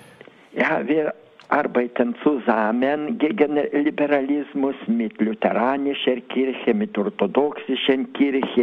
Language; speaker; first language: German; non-native, learner; Lithuanian